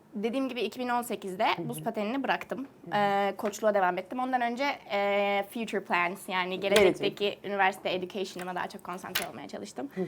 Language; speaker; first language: Turkish; early bilingual, other home language; Finnish